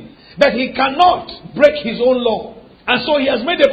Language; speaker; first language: English; non-native, local second language; Yoruba